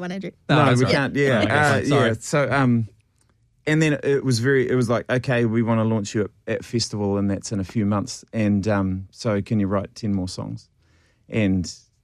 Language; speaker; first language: English; native; English